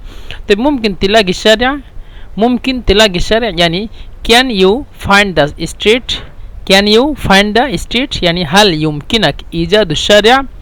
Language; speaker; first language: Arabic; non-native, fluent; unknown